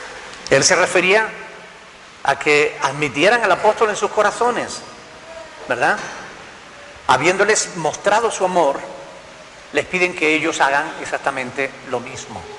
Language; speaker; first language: Spanish; native; Spanish